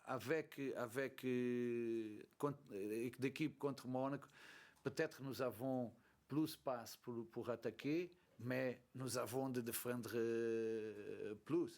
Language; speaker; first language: French; non-native, learner; Portuguese